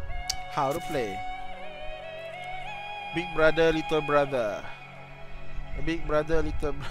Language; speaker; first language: English; non-native, local second language; Malay